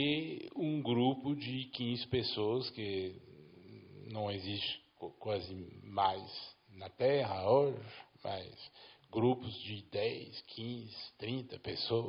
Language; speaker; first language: Portuguese; non-native, fluent; French